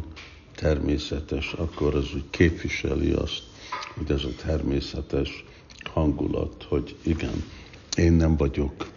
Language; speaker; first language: Hungarian; early bilingual, heritage; Hungarian